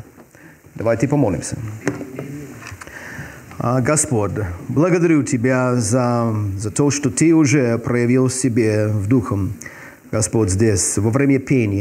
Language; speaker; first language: Russian; non-native, fluent; English